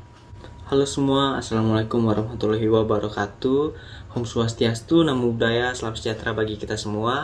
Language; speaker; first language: Indonesian; native; Indonesian